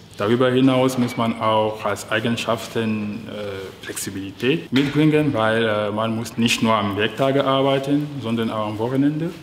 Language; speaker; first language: German; non-native, fluent; French